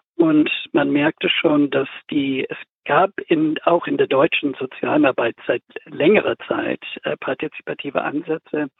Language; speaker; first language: German; non-native, fluent; English